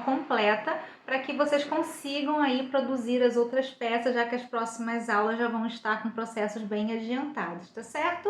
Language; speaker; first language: Portuguese; native; Portuguese